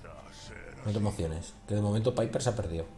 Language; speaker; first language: Spanish; native; Spanish